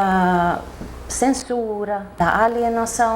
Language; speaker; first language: Portuguese; non-native, fluent; Swedish